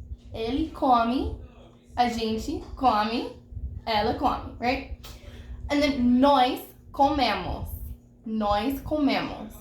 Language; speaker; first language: Portuguese; non-native, fluent; English